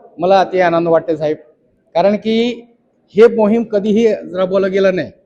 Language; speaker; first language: Marathi; non-native, local second language; Hindi